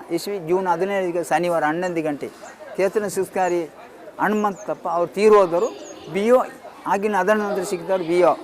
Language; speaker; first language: Kannada; non-native, local second language; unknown